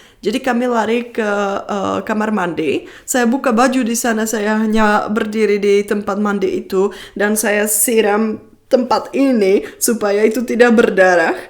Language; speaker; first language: Indonesian; non-native, fluent; Czech